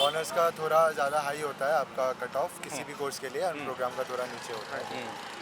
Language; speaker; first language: Hindi; non-native, local second language; Assamese